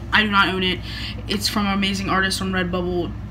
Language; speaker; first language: English; native; English